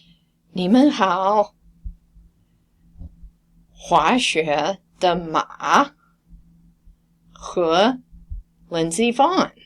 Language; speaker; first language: Chinese; non-native, fluent; English